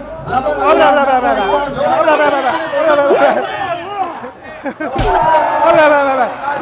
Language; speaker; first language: Thai; non-native, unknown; Japanese